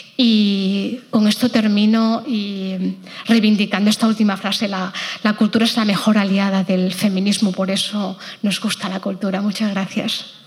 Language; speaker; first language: Spanish; native; Spanish